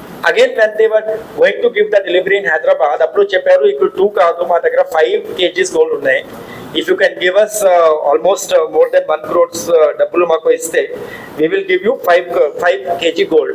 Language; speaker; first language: English; non-native, local second language; Telugu